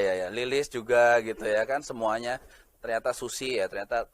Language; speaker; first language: Indonesian; native; Indonesian